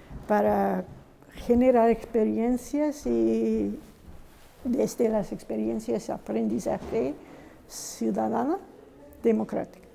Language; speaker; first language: Spanish; non-native, fluent; English